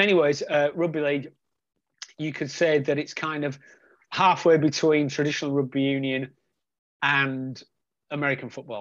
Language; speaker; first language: English; native; English